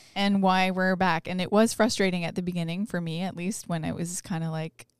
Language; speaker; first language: English; native; English